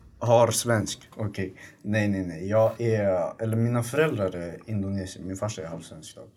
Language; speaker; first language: Swedish; early bilingual, other home language; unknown